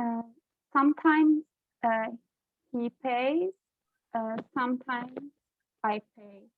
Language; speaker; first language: English; non-native, learner; Turkish